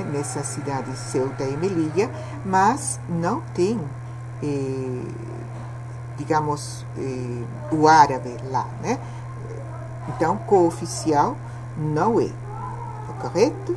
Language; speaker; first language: Portuguese; non-native, fluent; Spanish